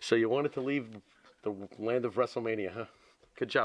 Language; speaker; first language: English; native; English